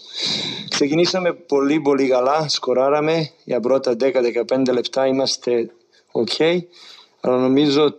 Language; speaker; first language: Greek; non-native, fluent; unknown